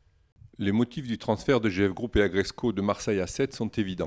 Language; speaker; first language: French; native; French